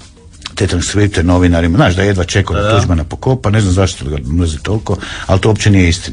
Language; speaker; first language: Croatian; native; Croatian